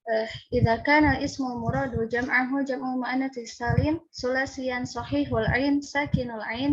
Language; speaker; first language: Arabic; non-native, learner; Indonesian